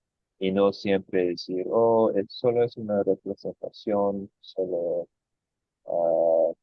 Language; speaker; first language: Spanish; non-native, fluent; English